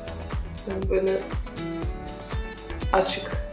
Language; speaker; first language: Turkish; non-native, fluent; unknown